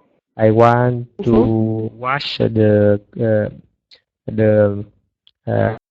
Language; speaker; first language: English; non-native, learner; Vietnamese